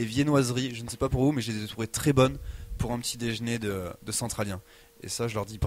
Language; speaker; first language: French; native; French